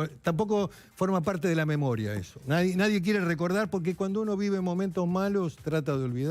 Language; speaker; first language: Spanish; native; Spanish